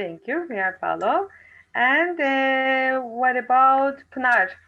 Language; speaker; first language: English; non-native, fluent; Turkish